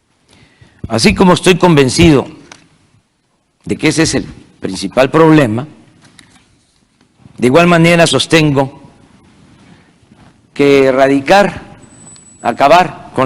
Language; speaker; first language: Spanish; native; Spanish